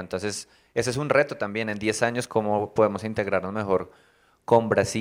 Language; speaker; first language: Spanish; native; Spanish